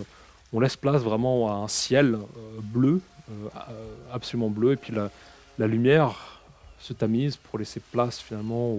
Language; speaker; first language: French; native; French